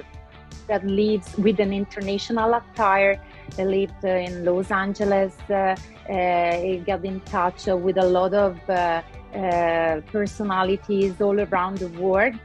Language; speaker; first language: English; non-native, local second language; Italian